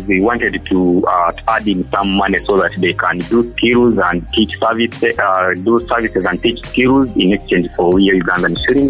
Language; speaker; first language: English; non-native, local second language; Kinyarwanda